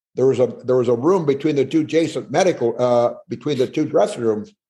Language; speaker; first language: English; native; English